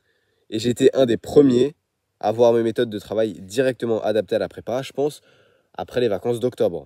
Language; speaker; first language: French; native; French